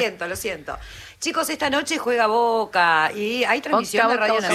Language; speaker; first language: Spanish; native; Spanish